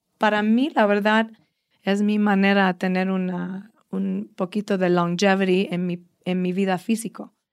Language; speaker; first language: Spanish; early bilingual, heritage; Spanish